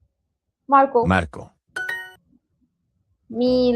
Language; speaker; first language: Spanish; non-native, learner; Hindi